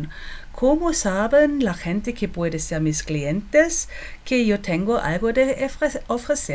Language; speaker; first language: Spanish; non-native, fluent; German